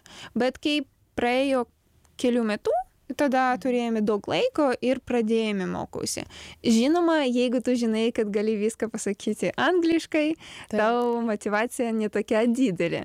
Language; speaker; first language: Lithuanian; non-native, learner; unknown